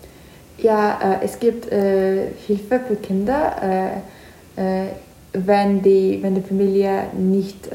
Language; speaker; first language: German; non-native, learner; Turkish